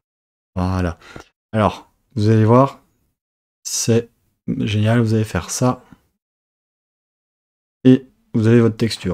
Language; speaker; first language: French; native; French